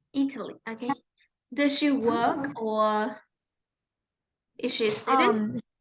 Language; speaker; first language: English; non-native, fluent; Vietnamese